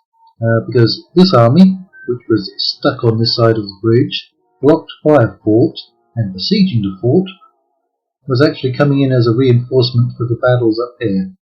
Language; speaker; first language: English; native; English